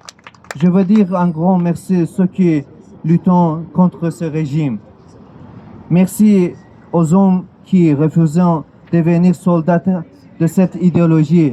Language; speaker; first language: French; non-native, learner; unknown